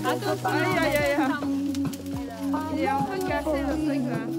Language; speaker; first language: French; non-native, learner; Chinese